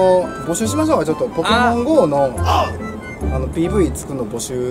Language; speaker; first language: Japanese; native; Japanese